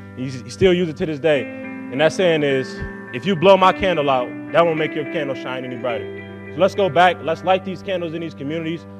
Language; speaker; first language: English; native; English